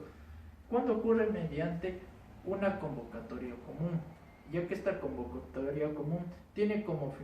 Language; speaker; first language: Spanish; native; Spanish